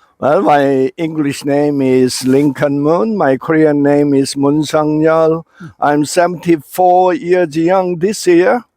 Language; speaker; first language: English; non-native, fluent; Korean